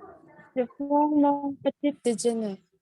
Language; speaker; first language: French; non-native, learner; Indonesian